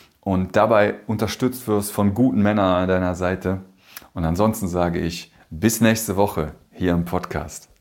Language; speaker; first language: German; native; German